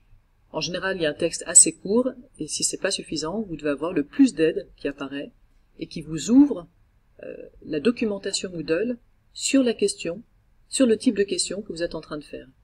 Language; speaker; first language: French; native; French